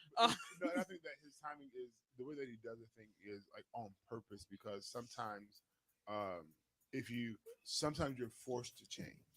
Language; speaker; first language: English; native; English